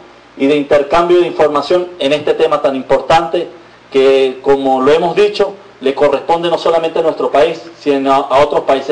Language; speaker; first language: Spanish; native; Spanish